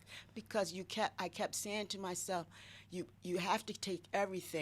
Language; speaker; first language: English; native; English